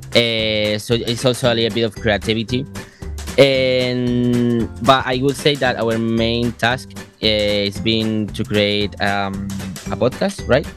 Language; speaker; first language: English; non-native, fluent; Spanish